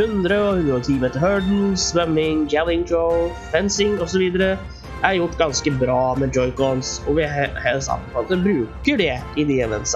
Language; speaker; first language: Norwegian; native; Norwegian